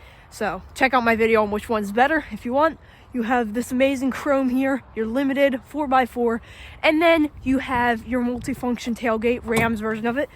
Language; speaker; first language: English; native; English